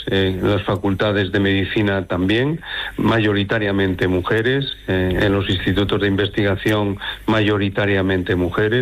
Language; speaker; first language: Spanish; native; Spanish